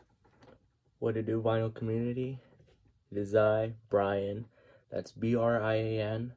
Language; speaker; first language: English; native; English